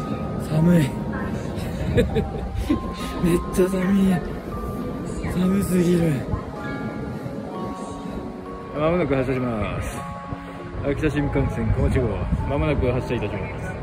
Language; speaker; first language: Japanese; native; Japanese